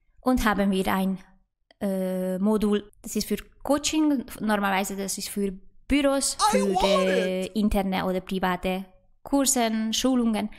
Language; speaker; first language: German; non-native, fluent; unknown